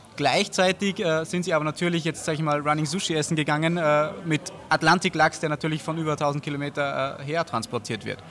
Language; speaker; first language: German; native; German